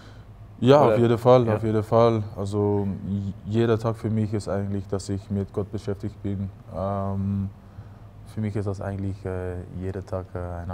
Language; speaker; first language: German; non-native, fluent; Dutch